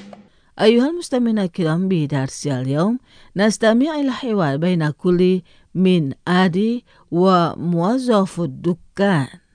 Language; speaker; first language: Arabic; non-native, fluent; Indonesian